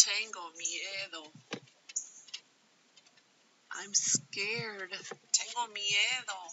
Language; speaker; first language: Spanish; non-native, fluent; English